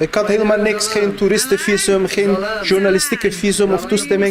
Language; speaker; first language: Dutch; early bilingual, other home language; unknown